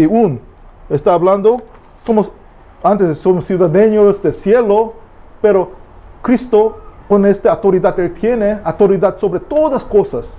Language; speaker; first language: Spanish; non-native, learner; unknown